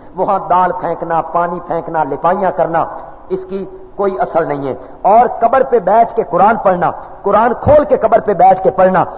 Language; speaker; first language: Urdu; non-native, local second language; Punjabi